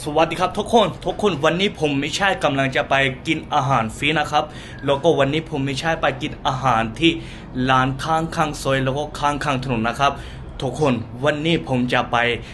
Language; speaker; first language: Thai; non-native, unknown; Punjabi